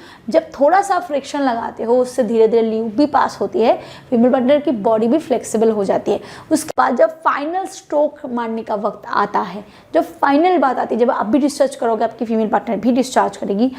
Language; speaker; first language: Hindi; native; Hindi